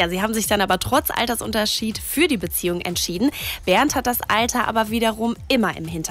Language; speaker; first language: German; native; German